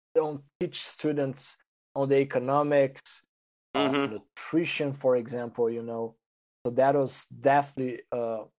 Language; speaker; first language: English; non-native, fluent; Portuguese